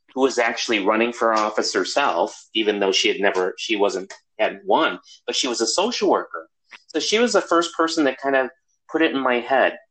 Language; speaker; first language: English; native; English